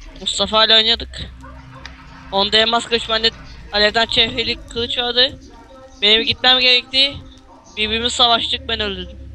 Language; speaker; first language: Turkish; native; Turkish